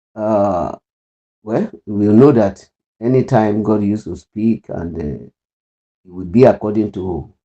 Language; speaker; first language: English; non-native, local second language; Yoruba